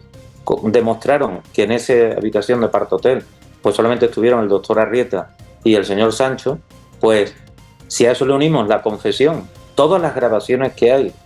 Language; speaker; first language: Spanish; native; Spanish